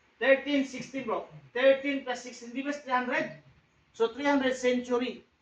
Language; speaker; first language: Filipino; non-native, local second language; Tausug